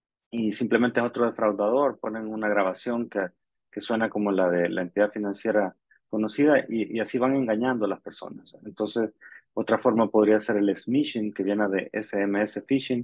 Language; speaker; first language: Spanish; native; Spanish